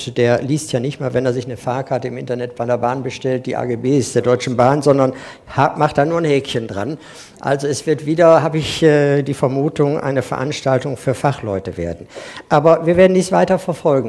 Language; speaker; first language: German; native; German